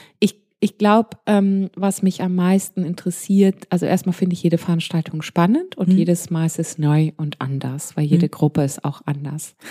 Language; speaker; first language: German; early bilingual, heritage; German